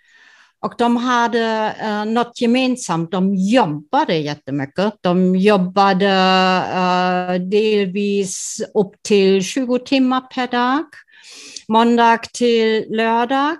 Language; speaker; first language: Swedish; non-native, fluent; German